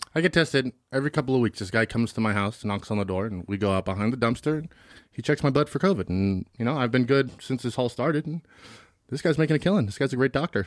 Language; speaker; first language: English; native; English